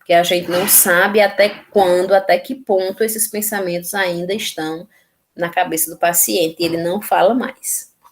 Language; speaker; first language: Portuguese; native; Portuguese